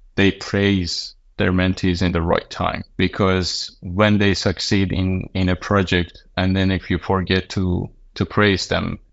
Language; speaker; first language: English; non-native, fluent; Persian